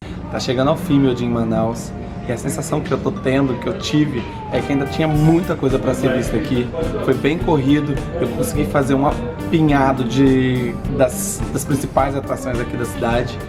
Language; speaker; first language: Portuguese; native; Portuguese